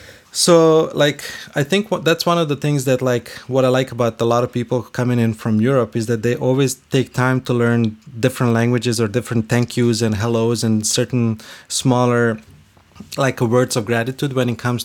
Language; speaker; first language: English; non-native, fluent; Bosnian